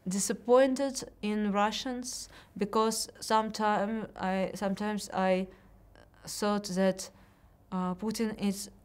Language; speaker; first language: English; non-native, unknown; Russian